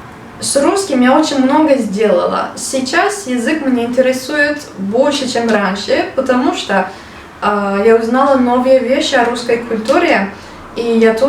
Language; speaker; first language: Russian; non-native, learner; Turkish